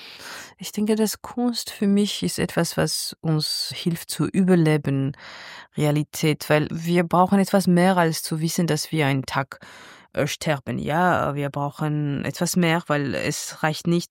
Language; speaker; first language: German; non-native, fluent; Georgian